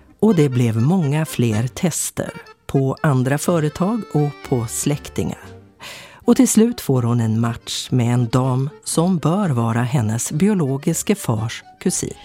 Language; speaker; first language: Swedish; native; Swedish